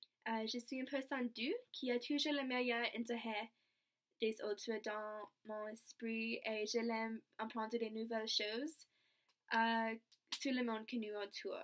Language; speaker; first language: French; non-native, learner; English